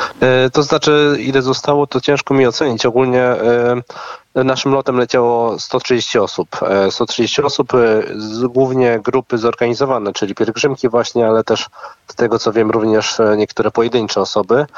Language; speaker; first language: Polish; native; Polish